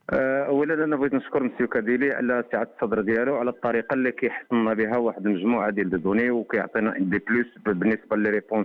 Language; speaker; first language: Arabic; native; Arabic